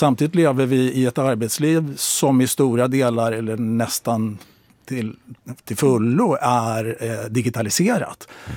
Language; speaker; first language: Swedish; native; Swedish